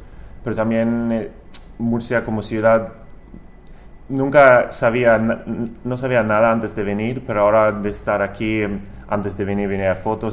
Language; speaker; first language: Spanish; non-native, fluent; Swedish